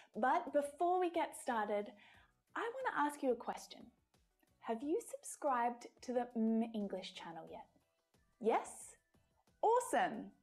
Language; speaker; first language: English; native; English